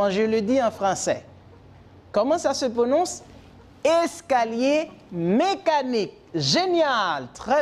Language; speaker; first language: French; non-native, fluent; Spanish